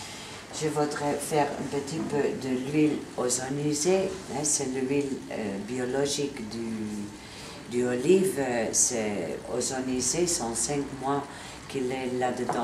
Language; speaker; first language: French; non-native, learner; Italian